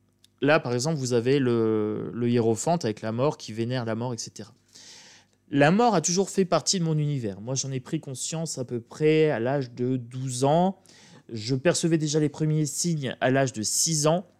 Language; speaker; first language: French; native; French